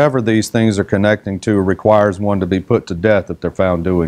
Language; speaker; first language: English; native; English